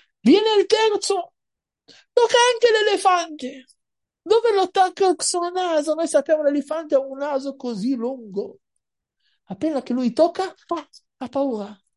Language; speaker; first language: Italian; non-native, fluent; Hebrew